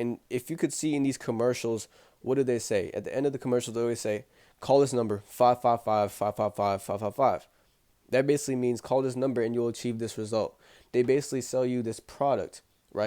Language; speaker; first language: English; native; English